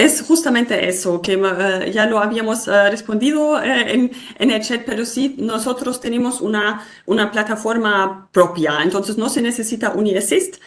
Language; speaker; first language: Spanish; non-native, fluent; German